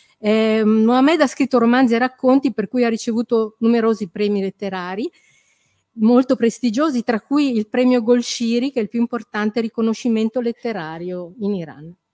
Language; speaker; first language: Italian; native; Italian